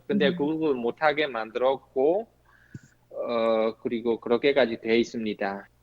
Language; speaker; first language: Korean; non-native, fluent; Burmese